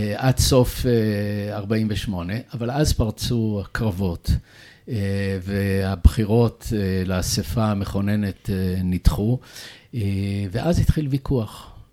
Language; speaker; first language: Hebrew; native; Hebrew